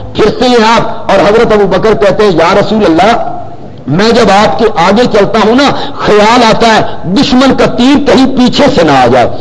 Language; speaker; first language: Urdu; non-native, local second language; Punjabi